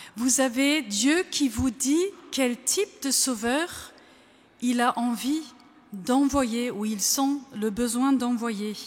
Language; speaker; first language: French; non-native, fluent; German